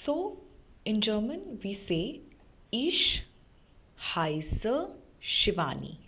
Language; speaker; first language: German; non-native, fluent; Hindi